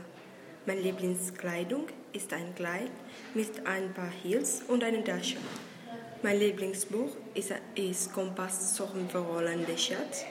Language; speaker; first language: German; non-native, learner; Spanish